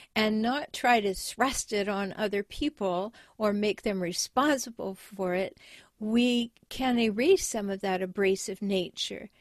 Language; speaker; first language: English; native; English